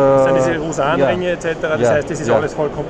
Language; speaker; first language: German; native; German